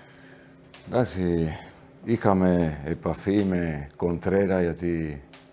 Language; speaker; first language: Greek; non-native, learner; Spanish